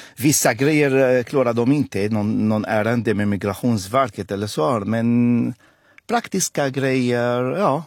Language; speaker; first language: Swedish; non-native, fluent; Arabic